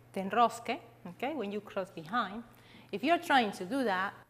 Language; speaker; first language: English; non-native, fluent; Spanish